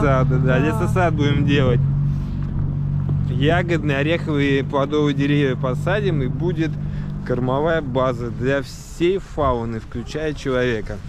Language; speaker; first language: Russian; native; Russian